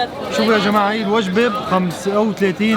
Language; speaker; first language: Arabic; native; Arabic